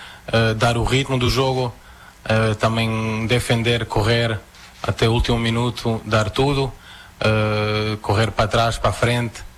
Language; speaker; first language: Portuguese; non-native, fluent; Croatian